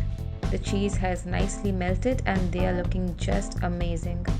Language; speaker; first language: English; non-native, local second language; Hindi